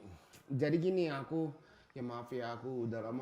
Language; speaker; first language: Indonesian; non-native, fluent; Japanese